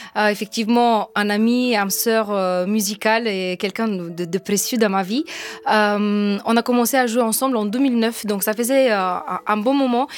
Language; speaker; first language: French; non-native, fluent; Bulgarian